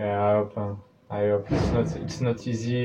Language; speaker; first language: English; non-native, learner; French